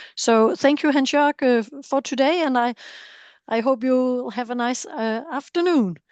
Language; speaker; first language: English; non-native, fluent; Danish